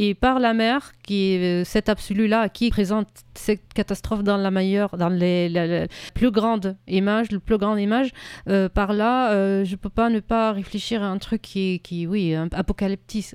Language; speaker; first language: French; non-native, fluent; Arabic